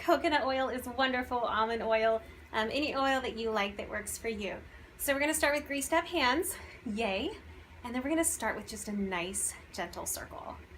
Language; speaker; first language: English; native; English